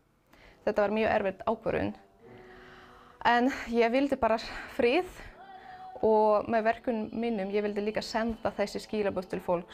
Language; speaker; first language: Icelandic; non-native, learner; Ukrainian